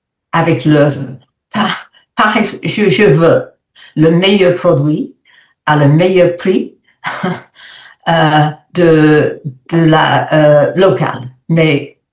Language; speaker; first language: French; non-native, learner; English